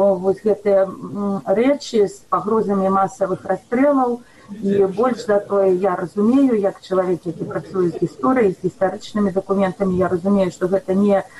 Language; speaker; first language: Belarusian; native; Belarusian